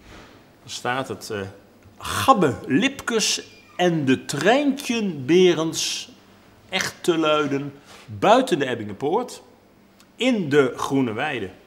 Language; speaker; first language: Dutch; native; Dutch